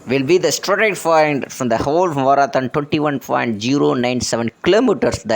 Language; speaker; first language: English; non-native, local second language; Tamil